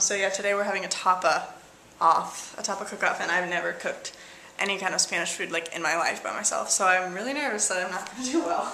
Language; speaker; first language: English; native; English